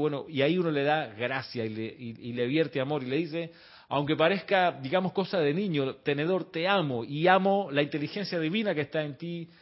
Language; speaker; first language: Spanish; native; Spanish